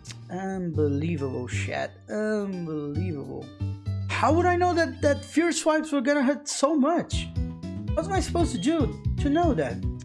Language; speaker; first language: English; non-native, fluent; Portuguese